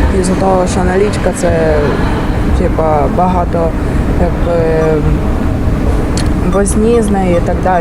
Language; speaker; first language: Ukrainian; native; Ukrainian